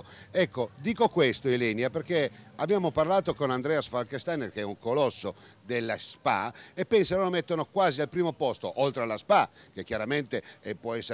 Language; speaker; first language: Italian; native; Italian